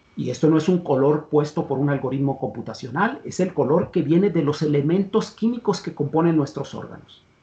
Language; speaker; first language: Spanish; native; Spanish